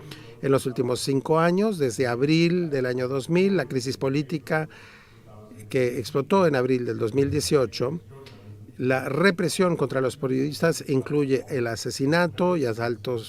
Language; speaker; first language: Spanish; native; Spanish